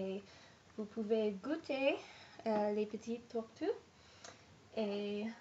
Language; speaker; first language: French; non-native, learner; English